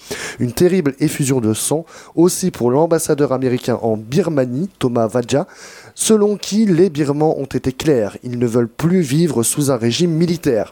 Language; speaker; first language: French; native; French